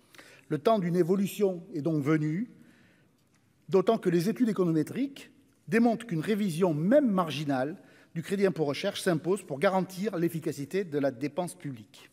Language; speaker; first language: French; native; French